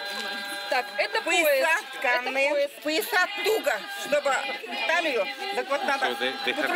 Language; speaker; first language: Russian; native; Russian